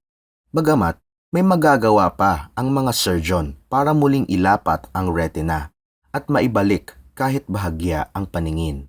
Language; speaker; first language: Filipino; native; Filipino